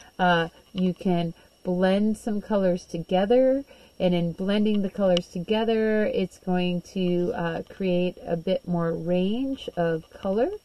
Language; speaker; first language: English; native; English